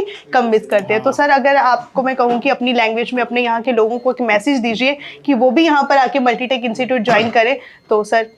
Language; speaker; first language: Hindi; native; Hindi